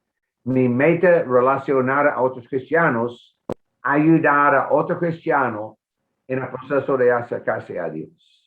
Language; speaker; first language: Spanish; non-native, fluent; English